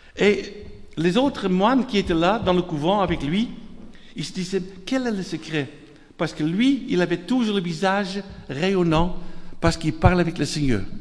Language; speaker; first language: French; non-native, fluent; Dutch